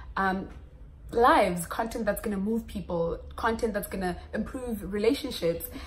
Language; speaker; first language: English; non-native, local second language; Xhosa